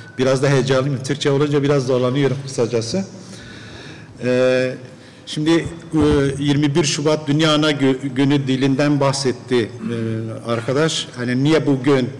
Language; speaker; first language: Turkish; non-native, local second language; Kurdish